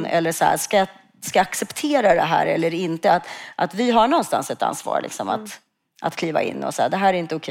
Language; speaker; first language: Swedish; native; Swedish